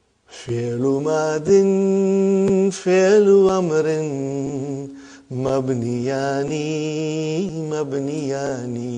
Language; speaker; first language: Arabic; non-native, learner; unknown